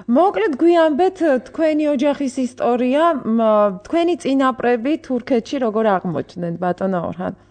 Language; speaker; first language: Georgian; native; Georgian